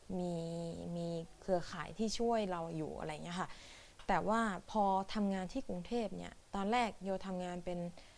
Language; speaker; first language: Thai; non-native, fluent; Japanese